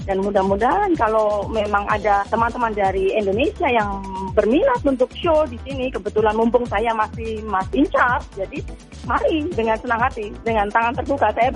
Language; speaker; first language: Indonesian; native; Indonesian